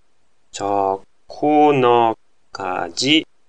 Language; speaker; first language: Korean; non-native, fluent; Japanese